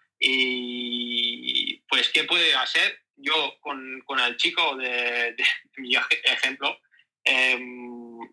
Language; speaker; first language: Spanish; non-native, learner; Dutch